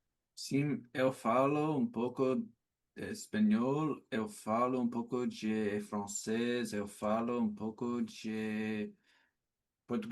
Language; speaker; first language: Portuguese; non-native, learner; English